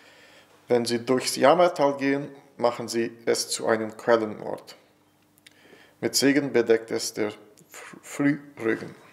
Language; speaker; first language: German; non-native, fluent; Portuguese